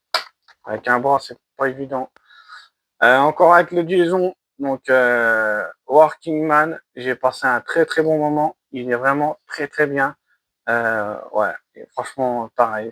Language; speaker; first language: French; native; French